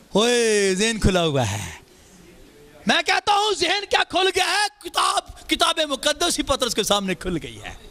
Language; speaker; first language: Urdu; non-native, local second language; Punjabi